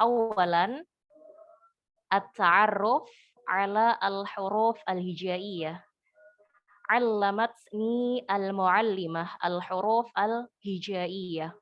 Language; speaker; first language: Arabic; non-native, fluent; Indonesian